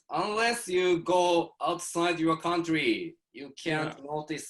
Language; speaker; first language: English; non-native, learner; Japanese